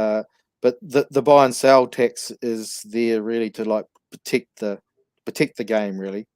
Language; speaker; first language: English; native; English